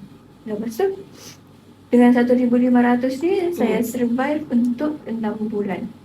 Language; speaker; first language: Malay; native; Malay